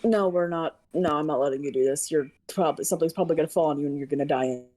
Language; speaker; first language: English; native; English